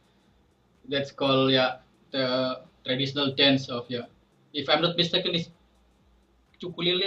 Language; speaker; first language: English; non-native, fluent; Indonesian